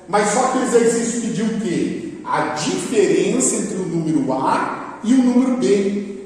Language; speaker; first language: Portuguese; native; Portuguese